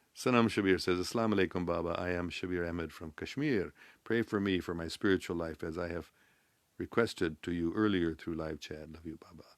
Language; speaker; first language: English; native; English